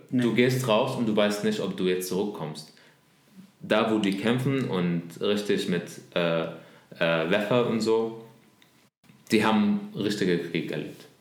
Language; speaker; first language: German; non-native, learner; Arabic